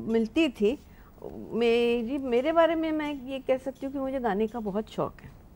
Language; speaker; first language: Hindi; non-native, local second language; Marathi